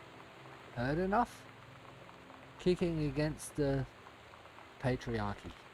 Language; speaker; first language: English; native; English